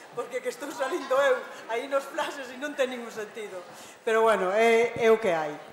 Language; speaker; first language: Galician; native; Galician